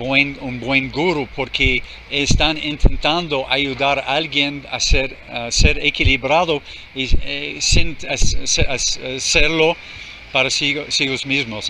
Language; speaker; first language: Spanish; non-native, fluent; English